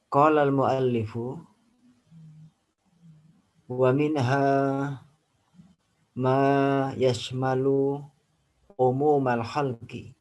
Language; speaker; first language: Arabic; non-native, fluent; Indonesian